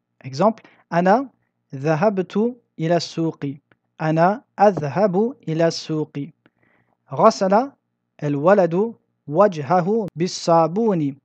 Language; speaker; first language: Arabic; non-native, fluent; French